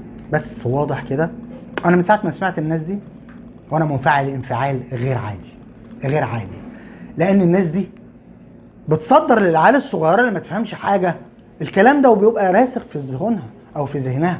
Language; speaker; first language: Arabic; native; Arabic